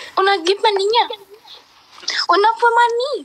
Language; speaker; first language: English; non-native, learner; Indonesian